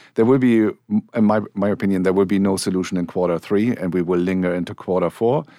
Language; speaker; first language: English; non-native, fluent; German